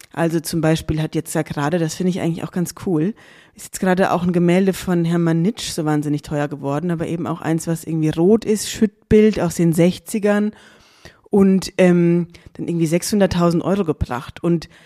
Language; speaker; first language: German; native; German